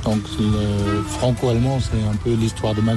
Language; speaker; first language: French; non-native, fluent; German